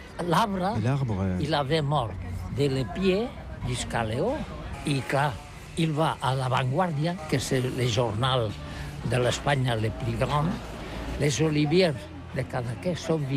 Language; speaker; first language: French; non-native, learner; Catalan